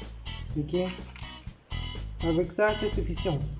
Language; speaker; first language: French; non-native, learner; Spanish